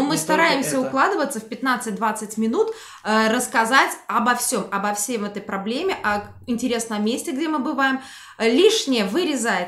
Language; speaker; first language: Russian; native; Russian